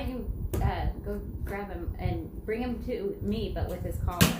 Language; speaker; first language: English; native; English